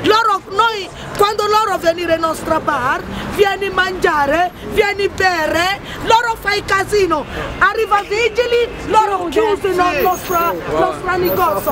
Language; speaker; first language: Italian; non-native, learner; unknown